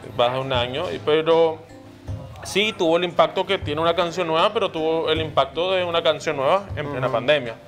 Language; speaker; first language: Spanish; early bilingual, other home language; Portuguese